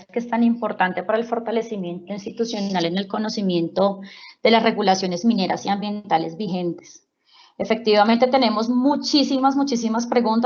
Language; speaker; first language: Spanish; native; Spanish